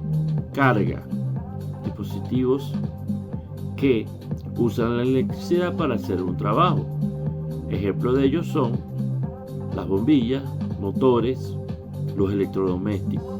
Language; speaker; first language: Spanish; native; Spanish